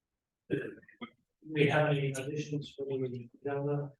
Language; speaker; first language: English; native; English